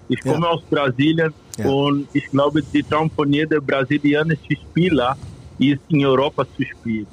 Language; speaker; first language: German; non-native, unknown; Portuguese